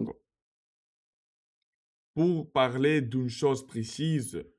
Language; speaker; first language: French; non-native, learner; Russian